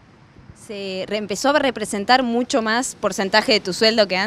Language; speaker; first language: Spanish; native; Spanish